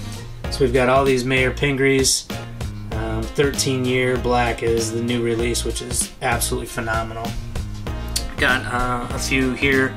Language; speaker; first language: English; native; English